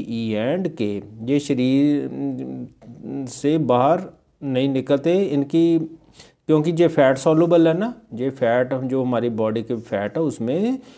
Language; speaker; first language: Hindi; non-native, local second language; Punjabi